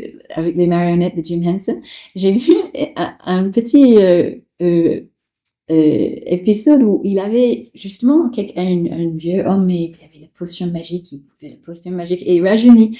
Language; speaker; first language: French; non-native, fluent; English